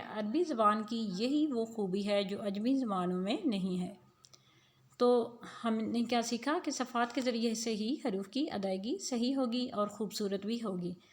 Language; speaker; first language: Urdu; native; Urdu